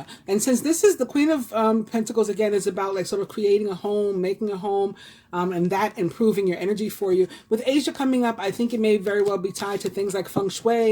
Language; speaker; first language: English; native; English